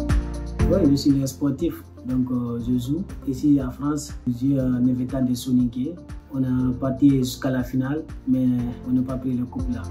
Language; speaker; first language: French; non-native, local second language; Soninke